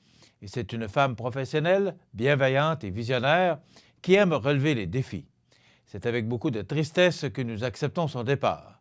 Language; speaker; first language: French; native; French